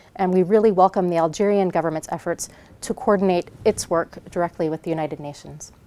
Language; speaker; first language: English; native; English